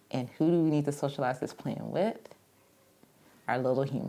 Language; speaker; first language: English; native; English